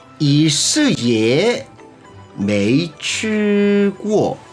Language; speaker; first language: Chinese; non-native, learner; Korean